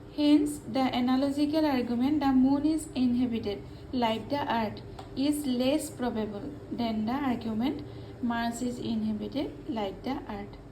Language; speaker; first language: English; non-native, local second language; Assamese